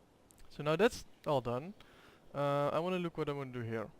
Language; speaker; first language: English; non-native, fluent; Dutch